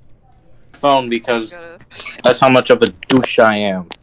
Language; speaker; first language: English; native; English